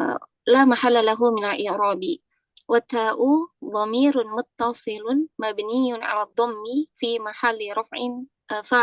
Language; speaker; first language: Arabic; non-native, learner; Indonesian